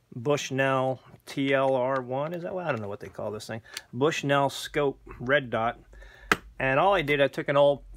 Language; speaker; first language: English; native; English